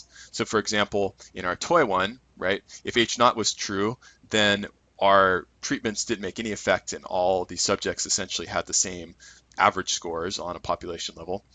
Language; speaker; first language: English; native; English